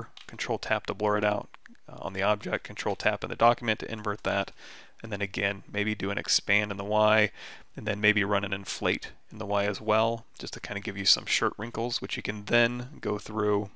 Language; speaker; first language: English; native; English